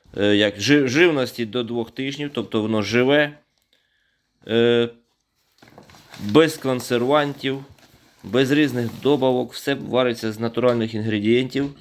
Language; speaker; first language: Ukrainian; native; Ukrainian